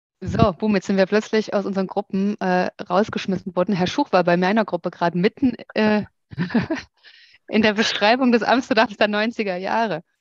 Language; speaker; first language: German; native; German